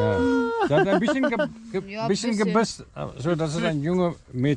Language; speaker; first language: German; non-native, learner; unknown